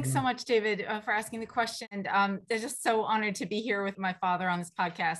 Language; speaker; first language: English; native; English